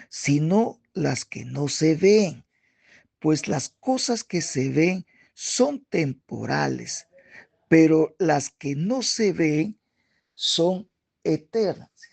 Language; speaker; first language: Spanish; native; Spanish